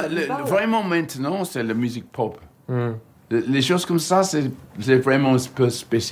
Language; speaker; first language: French; non-native, fluent; English